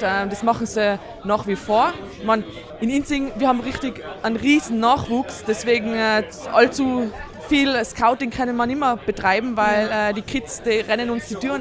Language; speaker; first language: German; native; German